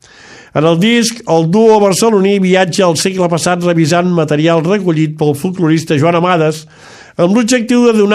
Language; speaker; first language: Catalan; native; Catalan